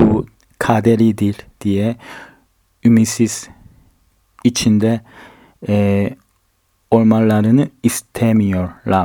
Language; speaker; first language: Turkish; non-native, fluent; Korean